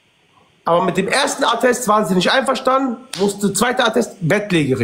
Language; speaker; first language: German; early bilingual, other home language; Arabic